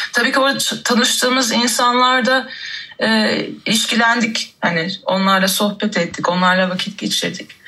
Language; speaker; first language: Turkish; early bilingual, heritage; Turkish